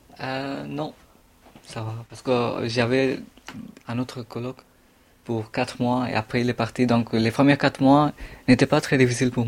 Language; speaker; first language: French; non-native, fluent; Bangla